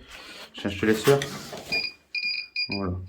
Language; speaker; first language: French; native; French